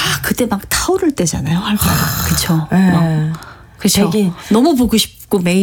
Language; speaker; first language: Korean; native; Korean